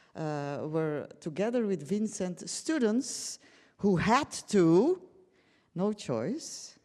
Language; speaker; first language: English; non-native, fluent; Dutch